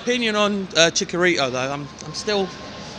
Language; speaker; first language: English; native; English